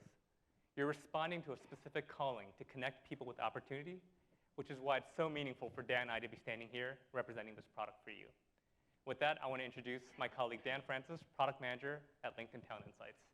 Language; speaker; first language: English; native; English